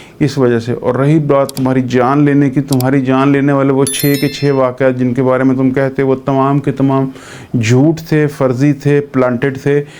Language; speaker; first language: Urdu; non-native, local second language; Punjabi